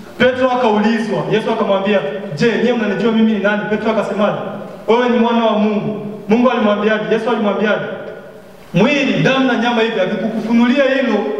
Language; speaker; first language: Swahili; native; Swahili